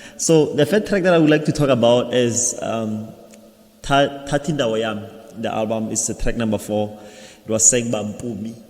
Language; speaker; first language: English; non-native, local second language; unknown